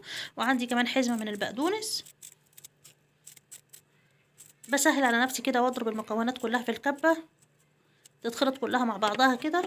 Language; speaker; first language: Arabic; native; Arabic